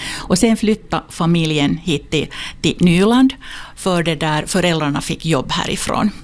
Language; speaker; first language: Swedish; non-native, local second language; Finnish